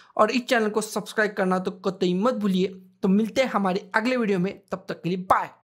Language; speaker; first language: Hindi; native; Hindi